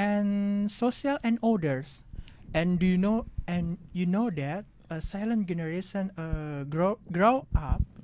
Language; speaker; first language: English; non-native, learner; Indonesian